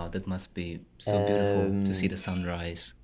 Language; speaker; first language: English; non-native, fluent; Tajik